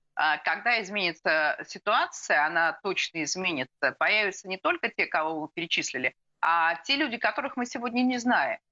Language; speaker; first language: Russian; native; Russian